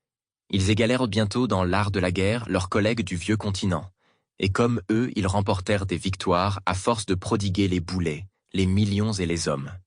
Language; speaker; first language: French; native; French